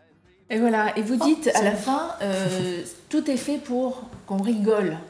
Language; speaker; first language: French; native; French